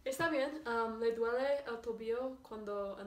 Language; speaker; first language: Spanish; non-native, learner; English